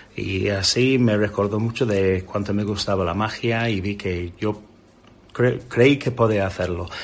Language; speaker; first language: Spanish; non-native, fluent; English